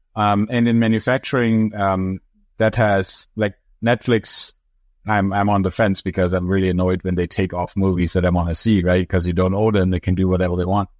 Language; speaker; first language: English; non-native, fluent; German